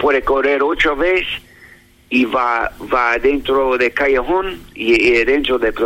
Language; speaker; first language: Spanish; non-native, learner; English